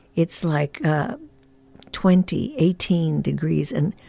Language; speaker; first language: English; early bilingual, other home language; Spanish